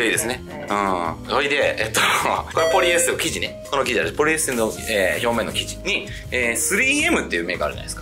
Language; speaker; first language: Japanese; native; Japanese